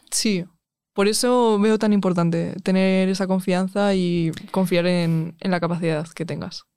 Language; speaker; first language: Spanish; native; Spanish